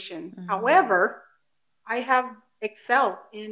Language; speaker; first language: English; early bilingual, other home language; Spanish